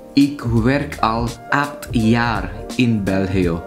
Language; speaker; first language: Dutch; non-native, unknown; Filipino